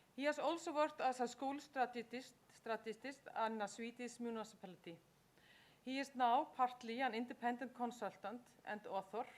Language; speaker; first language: English; non-native, fluent; Icelandic